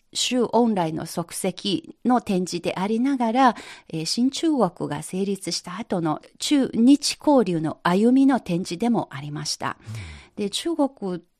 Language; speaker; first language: Japanese; non-native, fluent; Chinese